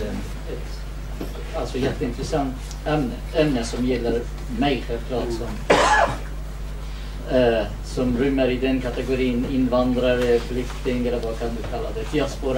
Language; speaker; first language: Swedish; non-native, fluent; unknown